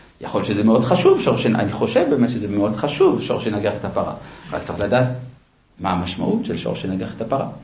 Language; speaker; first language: Hebrew; non-native, fluent; Spanish